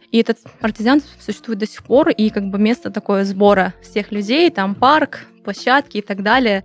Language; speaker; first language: Russian; non-native, local second language; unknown